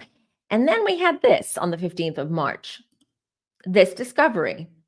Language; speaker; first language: English; native; English